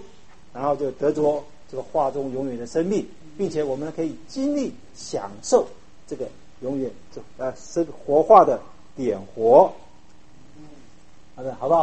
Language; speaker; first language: Chinese; native; Chinese